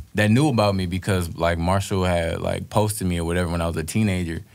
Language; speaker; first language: English; native; English